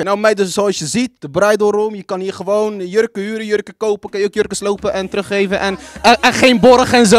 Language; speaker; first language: Dutch; early bilingual, other home language; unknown